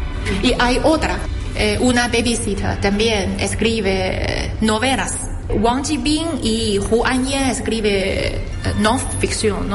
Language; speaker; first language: Spanish; non-native, learner; Chinese